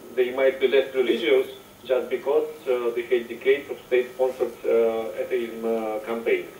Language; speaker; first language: English; non-native, fluent; Russian